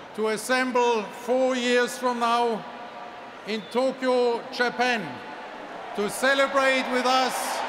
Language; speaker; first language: English; non-native, fluent; German